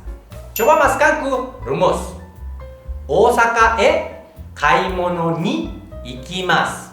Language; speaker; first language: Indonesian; non-native, fluent; Japanese